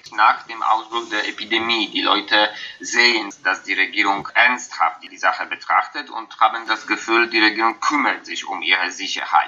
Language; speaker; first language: German; non-native, fluent; Polish